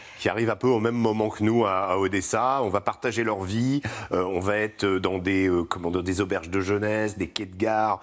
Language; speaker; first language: French; native; French